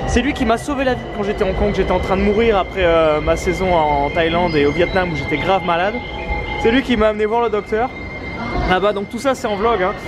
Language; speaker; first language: French; native; French